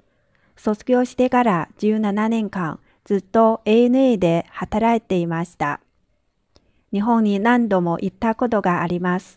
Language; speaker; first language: Japanese; non-native, fluent; Chinese